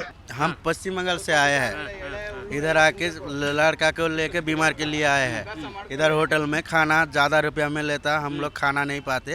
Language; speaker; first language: Hindi; non-native, local second language; Bangla